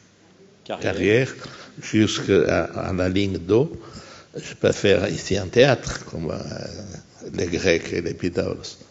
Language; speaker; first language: French; non-native, fluent; Portuguese